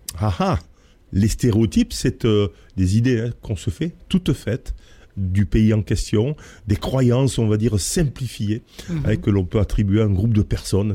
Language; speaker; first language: French; native; French